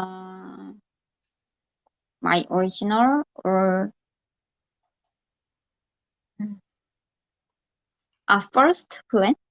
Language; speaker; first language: English; non-native, learner; Korean